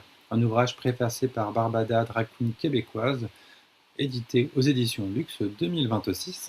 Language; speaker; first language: French; native; French